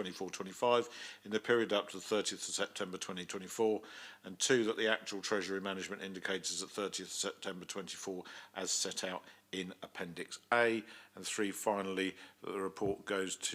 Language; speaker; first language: English; native; English